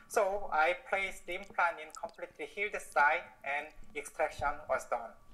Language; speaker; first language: English; non-native, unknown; Korean